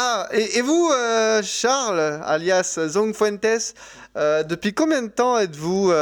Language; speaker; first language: French; native; French